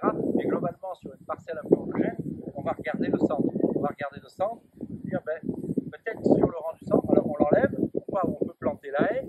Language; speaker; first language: French; native; French